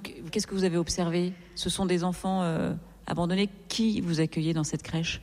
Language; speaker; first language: French; native; French